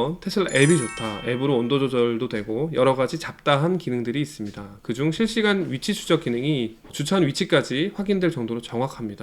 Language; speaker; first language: Korean; native; Korean